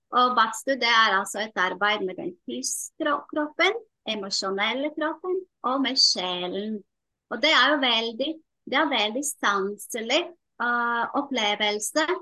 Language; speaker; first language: Norwegian; non-native, fluent; Latvian